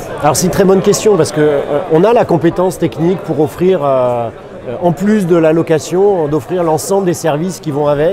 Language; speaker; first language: French; native; French